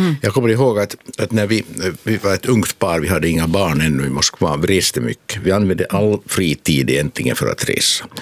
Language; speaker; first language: Swedish; non-native, local second language; Finnish